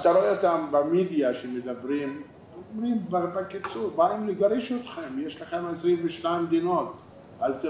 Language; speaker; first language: Hebrew; non-native, local second language; Arabic